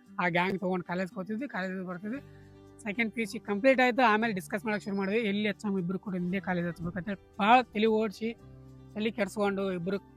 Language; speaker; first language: Kannada; native; Kannada